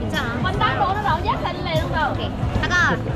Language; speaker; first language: Korean; non-native, learner; Vietnamese